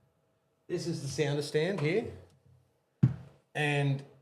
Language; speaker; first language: English; native; English